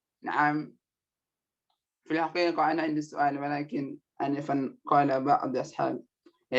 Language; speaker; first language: Arabic; non-native, learner; Indonesian